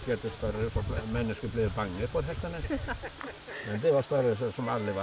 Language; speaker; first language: Swedish; non-native, learner; Icelandic